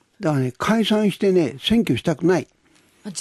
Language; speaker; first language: Japanese; native; Japanese